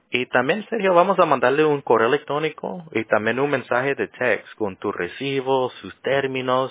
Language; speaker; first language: Spanish; early bilingual, heritage; Spanish